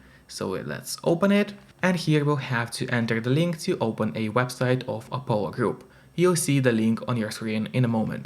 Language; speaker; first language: English; non-native, fluent; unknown